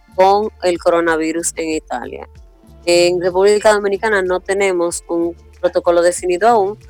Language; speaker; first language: Spanish; native; Spanish